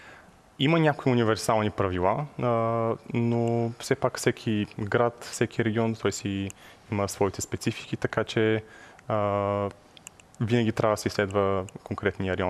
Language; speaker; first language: Bulgarian; native; Bulgarian